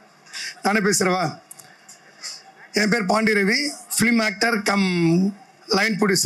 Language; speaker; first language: Tamil; native; Tamil